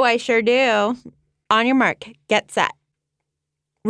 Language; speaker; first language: English; native; English